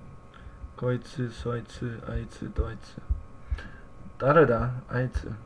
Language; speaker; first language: Japanese; non-native, learner; English